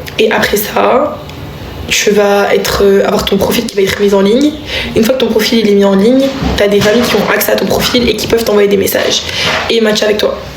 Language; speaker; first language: French; native; French